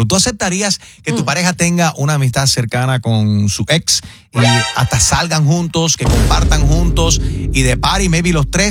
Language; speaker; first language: Spanish; native; Spanish